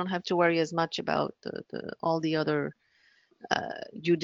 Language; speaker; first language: English; non-native, local second language; French